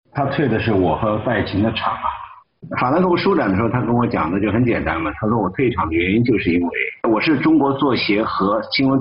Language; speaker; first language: Chinese; native; Chinese